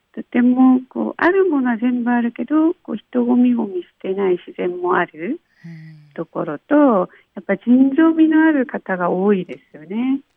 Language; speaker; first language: Japanese; non-native, fluent; Korean